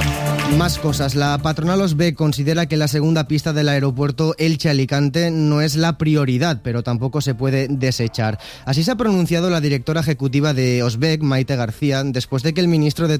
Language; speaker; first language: Spanish; native; Spanish